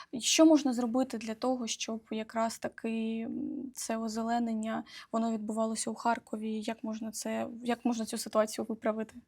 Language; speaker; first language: Ukrainian; native; Ukrainian